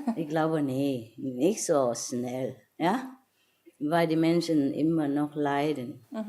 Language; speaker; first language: German; non-native, fluent; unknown